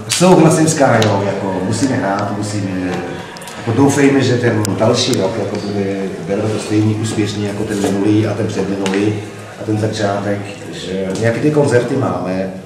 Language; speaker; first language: Czech; non-native, fluent; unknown